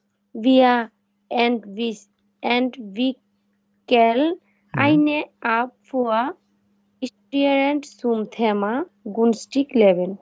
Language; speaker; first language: German; non-native, learner; Bangla